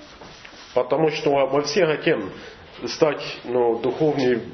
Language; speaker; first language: Russian; non-native, fluent; English